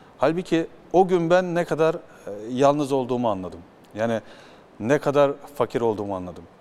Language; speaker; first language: Turkish; early bilingual, heritage; Turkish